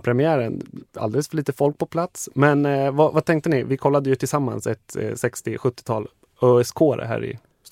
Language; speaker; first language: Swedish; native; Swedish